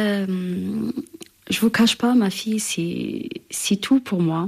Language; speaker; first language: French; non-native, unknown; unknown